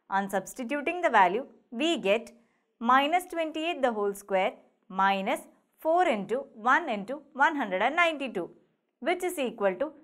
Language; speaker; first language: English; non-native, local second language; Malayalam